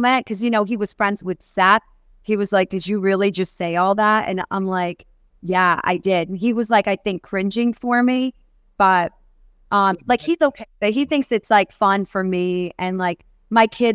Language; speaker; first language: English; native; English